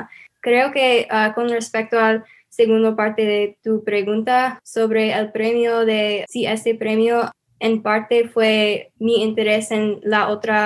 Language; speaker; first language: Spanish; non-native, learner; English